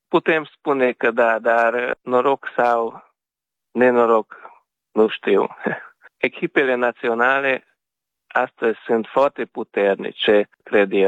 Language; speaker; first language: Romanian; non-native, local second language; Hungarian